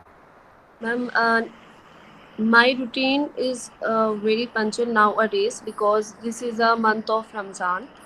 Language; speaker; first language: English; non-native, learner; Hindi